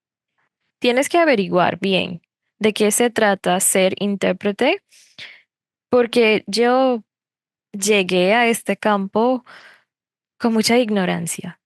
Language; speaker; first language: Spanish; non-native, fluent; English